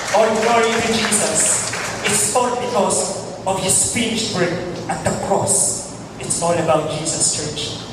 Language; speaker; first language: English; non-native, local second language; Filipino